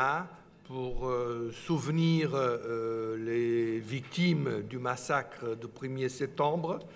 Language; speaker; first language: French; non-native, fluent; Portuguese